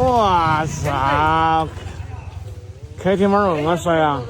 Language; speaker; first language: Chinese; native; Chinese